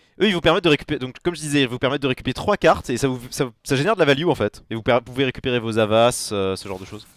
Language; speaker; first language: French; native; French